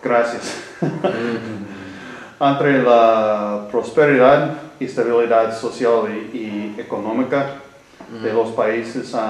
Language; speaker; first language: Spanish; non-native, learner; English